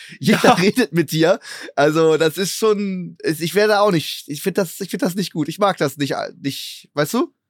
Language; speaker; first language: German; native; German